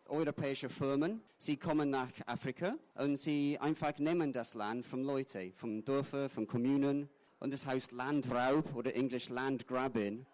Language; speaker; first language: German; non-native, fluent; English